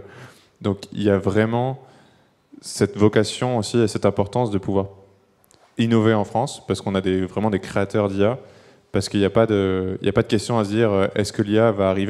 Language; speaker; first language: French; native; French